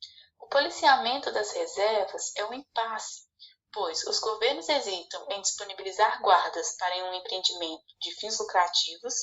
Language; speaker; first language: Portuguese; native; Portuguese